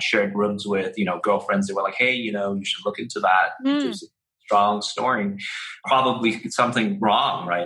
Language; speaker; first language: English; non-native, local second language; Cantonese